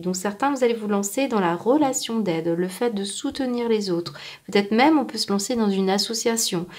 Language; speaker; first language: French; native; French